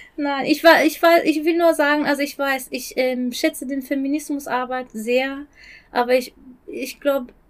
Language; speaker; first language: German; non-native, fluent; Persian